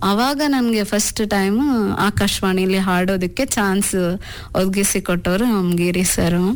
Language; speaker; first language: Kannada; non-native, local second language; Urdu